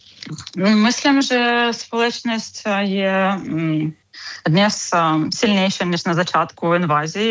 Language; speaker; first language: Czech; non-native, fluent; Ukrainian